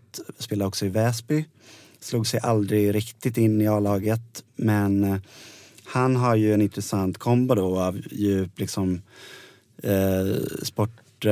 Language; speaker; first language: Swedish; native; Swedish